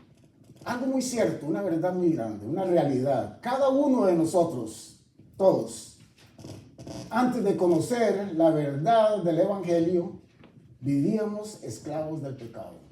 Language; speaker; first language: Spanish; native; Spanish